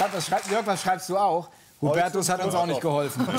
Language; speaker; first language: German; native; German